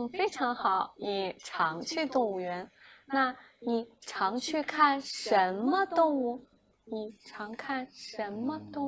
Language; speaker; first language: Chinese; non-native, fluent; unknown